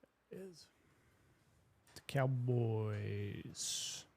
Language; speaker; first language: English; native; English